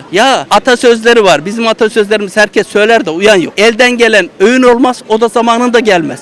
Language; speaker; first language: Turkish; native; Turkish